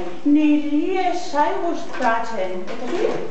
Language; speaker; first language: Basque; non-native, learner; Spanish